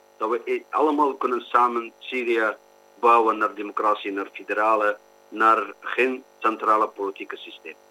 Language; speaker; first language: Dutch; non-native, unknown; Kurdish